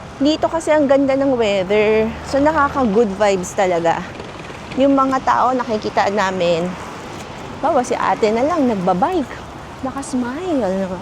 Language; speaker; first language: Filipino; native; Filipino